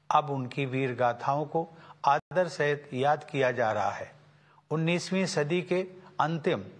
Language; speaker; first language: Hindi; native; Hindi